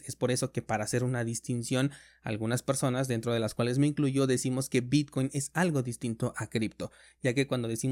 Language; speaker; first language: Spanish; native; Spanish